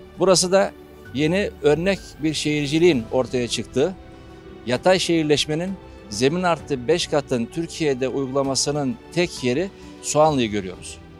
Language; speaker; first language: Turkish; native; Turkish